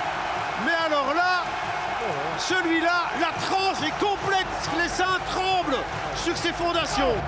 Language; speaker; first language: French; native; French